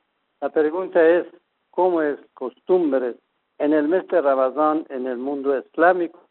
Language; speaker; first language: Spanish; non-native, fluent; Persian